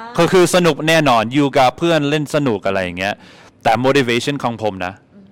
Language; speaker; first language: Thai; non-native, fluent; English